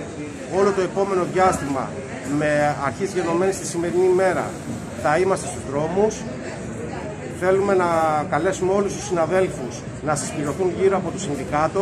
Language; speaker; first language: Greek; native; Greek